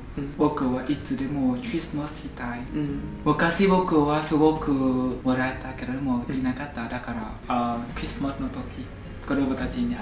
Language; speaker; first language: Japanese; non-native, learner; Vietnamese